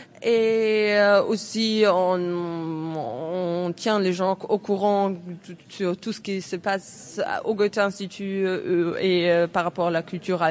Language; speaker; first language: French; non-native, fluent; German